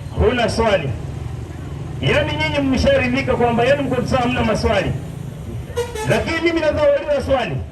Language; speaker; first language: Swahili; non-native, local second language; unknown